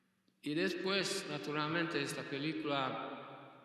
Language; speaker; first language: Spanish; non-native, fluent; Hungarian